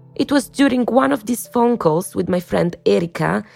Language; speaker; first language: English; non-native, fluent; Italian